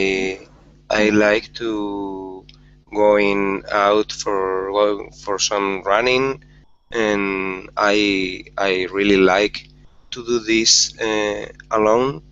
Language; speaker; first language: English; non-native, learner; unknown